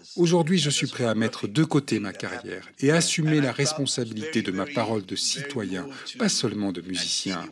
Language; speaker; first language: French; non-native, fluent; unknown